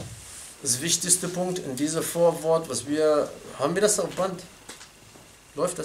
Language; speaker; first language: German; non-native, fluent; Arabic